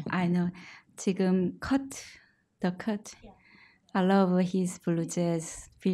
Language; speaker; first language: English; non-native, learner; Korean